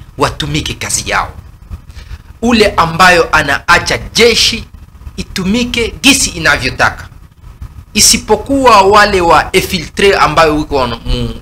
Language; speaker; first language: Swahili; native; Swahili